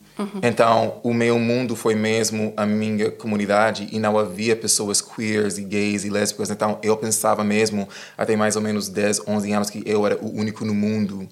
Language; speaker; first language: Portuguese; non-native, fluent; English